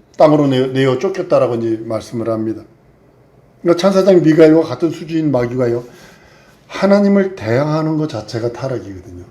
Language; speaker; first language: Korean; native; Korean